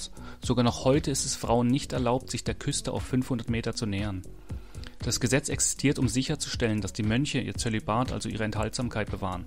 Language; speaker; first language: German; native; German